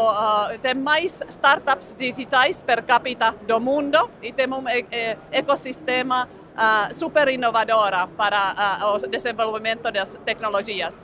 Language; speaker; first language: Portuguese; non-native, fluent; Finnish